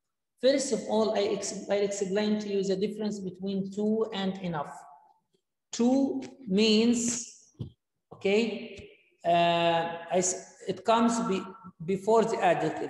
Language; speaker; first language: English; non-native, fluent; Arabic